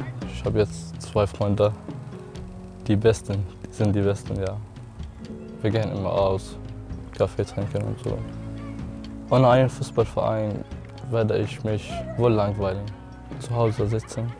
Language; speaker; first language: German; non-native, learner; Arabic